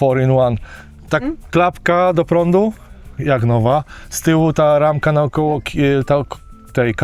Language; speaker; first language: Polish; native; Polish